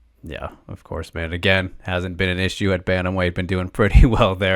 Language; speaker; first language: English; native; English